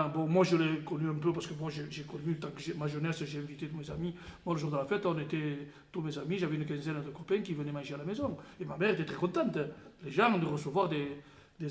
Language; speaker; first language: French; native; French